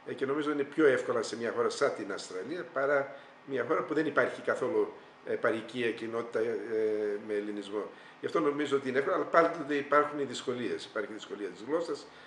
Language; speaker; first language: Greek; early bilingual, heritage; Greek